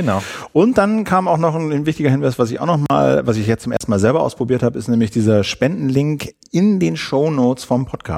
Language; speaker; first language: German; native; German